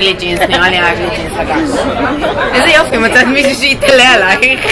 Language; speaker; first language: Hebrew; native; Hebrew